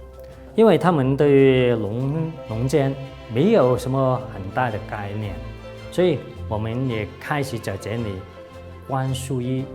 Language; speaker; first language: Chinese; non-native, local second language; Cantonese